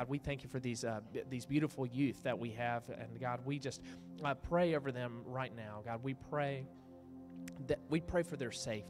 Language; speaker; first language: English; native; English